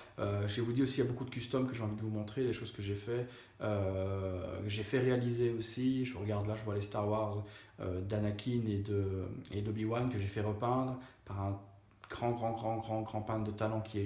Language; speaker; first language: French; native; French